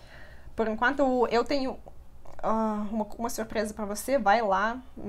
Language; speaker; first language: Portuguese; non-native, fluent; Russian